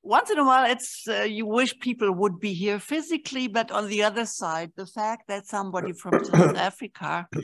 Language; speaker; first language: English; non-native, fluent; German